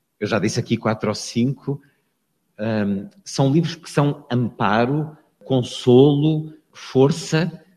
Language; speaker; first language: Portuguese; native; Portuguese